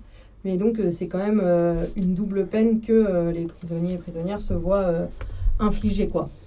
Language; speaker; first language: French; native; French